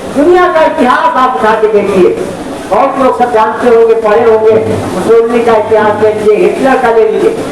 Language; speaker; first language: Hindi; native; Hindi